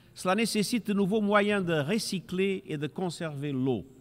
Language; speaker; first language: French; non-native, fluent; Portuguese